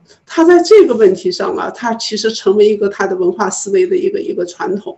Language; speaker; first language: Chinese; native; Chinese